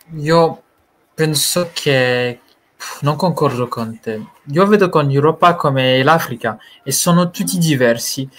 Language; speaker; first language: Italian; non-native, fluent; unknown